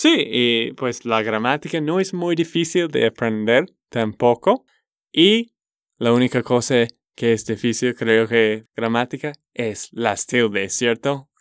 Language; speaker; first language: Spanish; non-native, learner; English